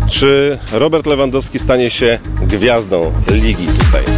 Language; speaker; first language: Polish; native; Polish